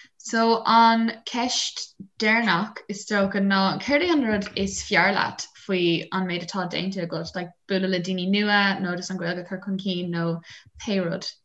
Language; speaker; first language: Irish; non-native, local second language; English